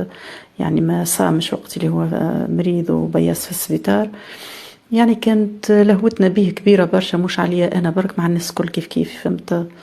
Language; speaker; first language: Arabic; native; Arabic